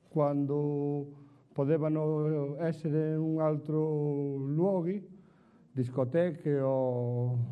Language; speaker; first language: Italian; non-native, learner; Spanish